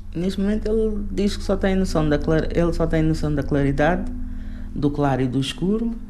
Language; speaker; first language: Portuguese; native; Portuguese